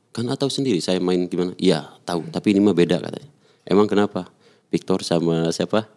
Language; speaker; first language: Indonesian; native; Indonesian